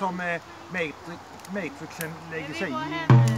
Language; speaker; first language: Swedish; native; Swedish